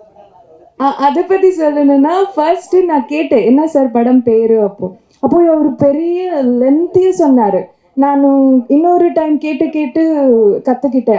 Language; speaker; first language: Tamil; non-native, local second language; Kannada